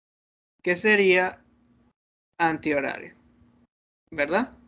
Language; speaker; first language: Spanish; native; Spanish